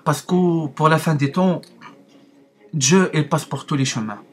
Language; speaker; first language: French; non-native, learner; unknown